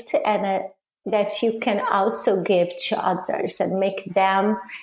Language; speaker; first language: English; non-native, fluent; Portuguese